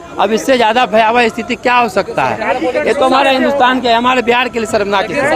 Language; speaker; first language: Hindi; native; Hindi